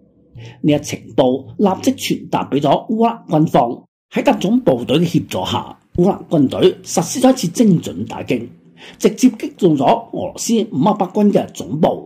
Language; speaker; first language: Chinese; non-native, local second language; Cantonese